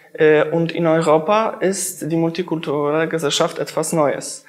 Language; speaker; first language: German; non-native, fluent; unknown